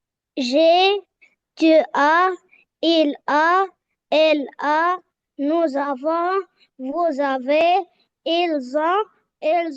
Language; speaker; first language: French; non-native, learner; Arabic